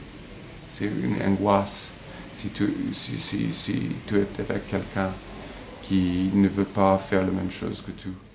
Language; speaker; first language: French; non-native, fluent; English